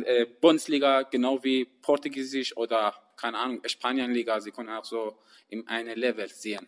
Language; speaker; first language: German; non-native, learner; Persian